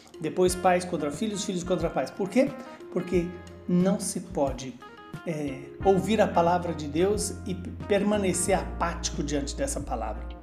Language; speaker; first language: Portuguese; native; Portuguese